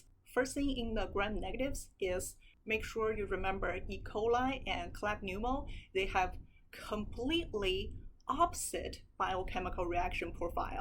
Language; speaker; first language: English; non-native, fluent; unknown